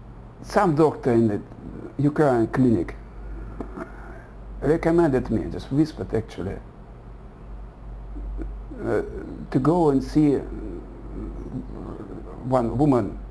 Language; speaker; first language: English; non-native, fluent; Russian